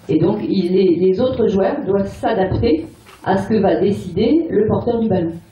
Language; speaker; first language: French; native; French